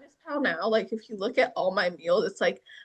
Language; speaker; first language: English; native; English